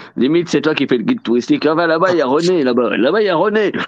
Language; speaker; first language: French; native; French